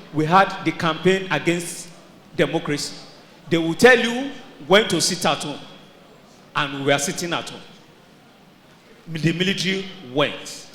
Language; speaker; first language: English; non-native, local second language; Yoruba